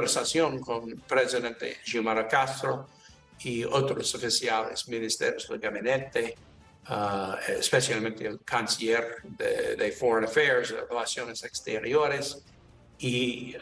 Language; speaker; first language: Spanish; non-native, learner; English